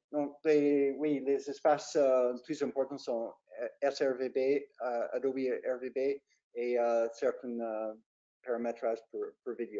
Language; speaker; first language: French; non-native, fluent; English